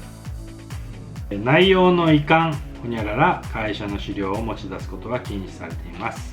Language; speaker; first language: Japanese; native; Japanese